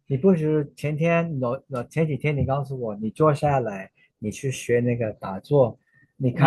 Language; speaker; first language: Chinese; early bilingual, heritage; Chinese